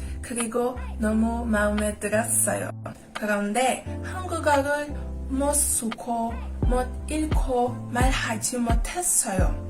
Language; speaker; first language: Korean; non-native, learner; Portuguese